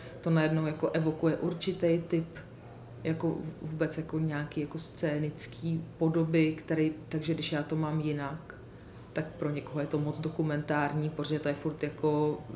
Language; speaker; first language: Czech; native; Czech